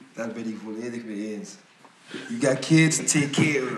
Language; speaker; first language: Dutch; early bilingual, other home language; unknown